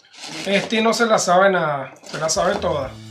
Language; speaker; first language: Spanish; native; Spanish